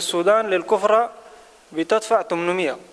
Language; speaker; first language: Arabic; native; Arabic